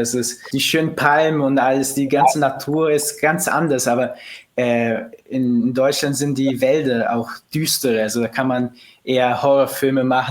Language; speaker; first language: German; early bilingual, heritage; Portuguese